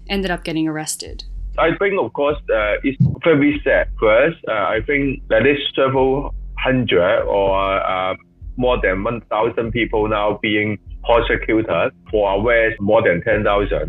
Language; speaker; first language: English; non-native, local second language; Cantonese